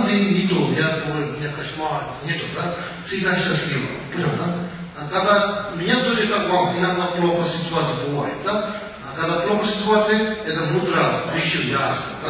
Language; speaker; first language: Russian; non-native, learner; Tibetan